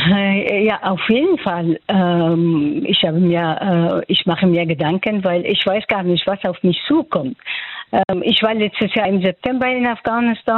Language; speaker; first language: German; non-native, fluent; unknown